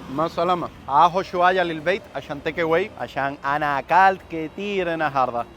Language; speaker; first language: Arabic; non-native, learner; Spanish